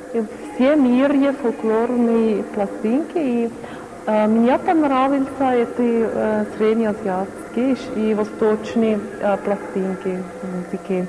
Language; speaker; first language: Russian; non-native, learner; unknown